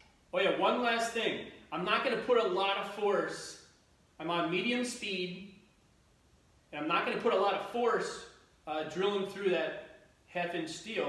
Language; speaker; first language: English; native; English